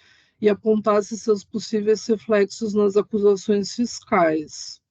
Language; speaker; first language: Portuguese; native; Portuguese